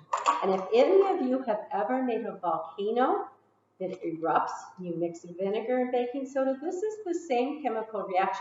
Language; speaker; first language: English; native; English